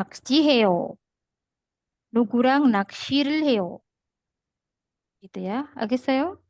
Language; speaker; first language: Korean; non-native, fluent; Indonesian